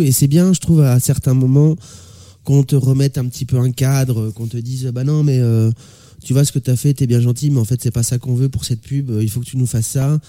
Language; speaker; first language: French; native; French